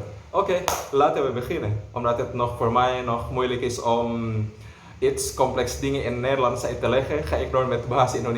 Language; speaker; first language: Dutch; non-native, learner; Indonesian